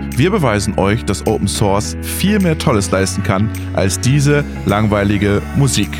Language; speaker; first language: German; native; German